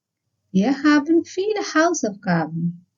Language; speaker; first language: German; non-native, fluent; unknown